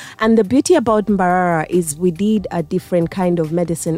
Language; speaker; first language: English; non-native, local second language; Ganda